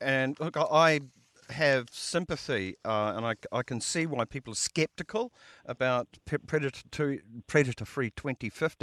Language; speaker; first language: English; native; English